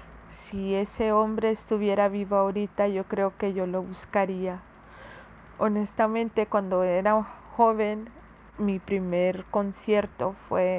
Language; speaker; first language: Spanish; early bilingual, heritage; Spanish